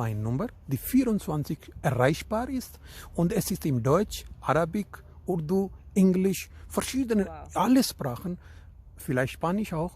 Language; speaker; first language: German; non-native, fluent; Urdu